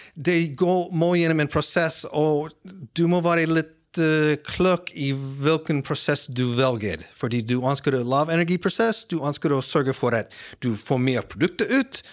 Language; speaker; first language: Norwegian; non-native, fluent; English